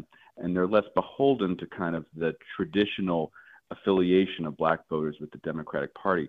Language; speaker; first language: English; native; English